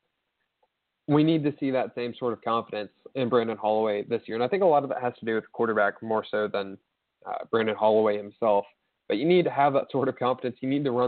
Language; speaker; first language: English; native; English